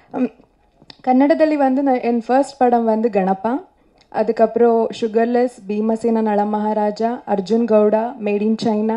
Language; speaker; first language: Tamil; non-native, learner; Kannada